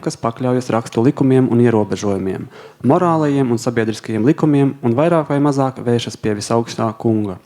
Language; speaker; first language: Latvian; native; Latvian